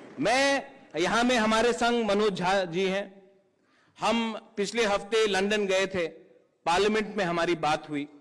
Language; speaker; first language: Hindi; non-native, local second language; Kok Borok